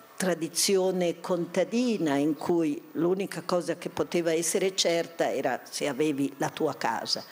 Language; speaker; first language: Italian; native; Italian